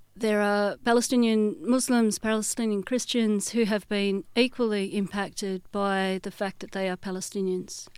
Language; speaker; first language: English; native; English